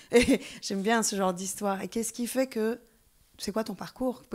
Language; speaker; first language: French; early bilingual, other home language; Persian